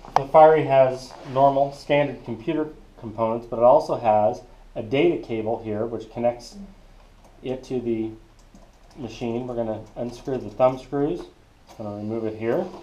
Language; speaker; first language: English; native; English